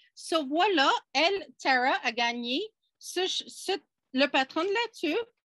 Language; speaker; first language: French; non-native, fluent; English